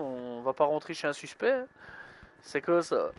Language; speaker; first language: French; native; French